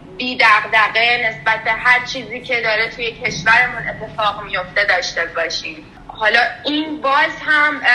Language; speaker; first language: Persian; native; Persian